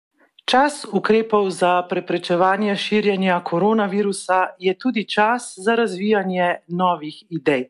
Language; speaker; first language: Slovenian; native; Slovenian